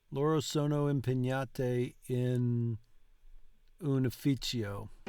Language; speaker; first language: Italian; non-native, learner; English